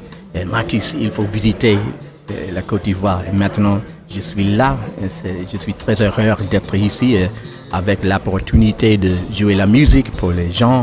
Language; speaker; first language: French; non-native, learner; English